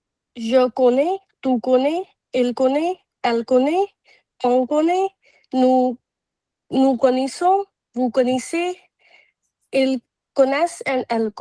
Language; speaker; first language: French; non-native, learner; Punjabi